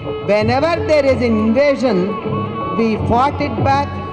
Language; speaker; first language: English; non-native, local second language; Telugu